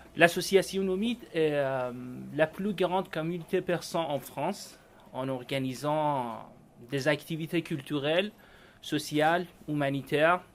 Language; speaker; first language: French; non-native, fluent; Persian